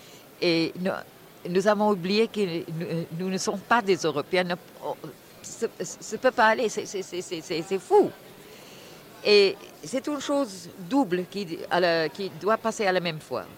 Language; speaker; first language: French; non-native, fluent; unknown